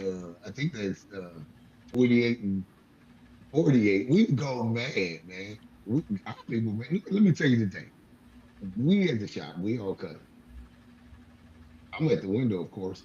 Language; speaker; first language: English; native; English